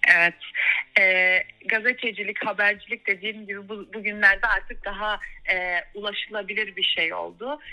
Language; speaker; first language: Turkish; early bilingual, heritage; Turkish